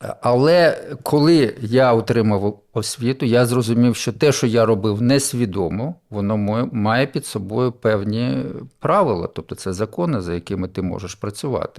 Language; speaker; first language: Ukrainian; native; Ukrainian